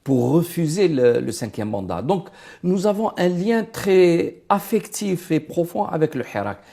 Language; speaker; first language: French; non-native, local second language; Arabic